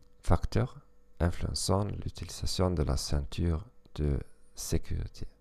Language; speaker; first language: French; non-native, fluent; German